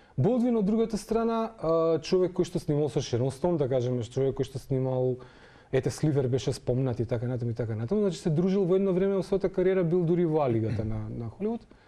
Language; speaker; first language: Macedonian; non-native, local second language; Serbian